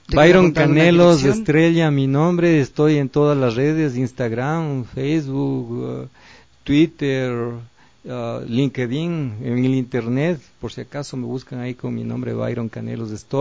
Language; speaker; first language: Spanish; native; Spanish